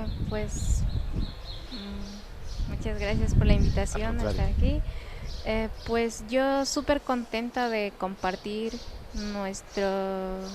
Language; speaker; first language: Spanish; non-native, local second language; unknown